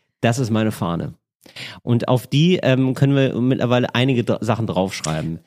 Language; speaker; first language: German; native; German